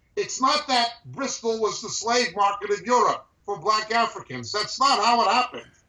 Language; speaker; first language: English; native; English